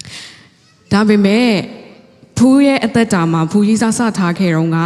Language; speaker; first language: Burmese; non-native, local second language; Tedim Chin